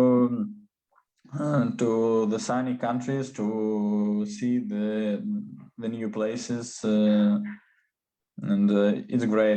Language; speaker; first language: English; non-native, learner; Russian